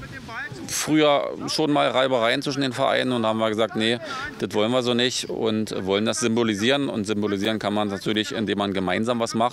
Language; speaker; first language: German; native; German